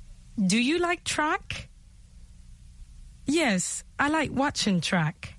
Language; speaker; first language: English; non-native, fluent; French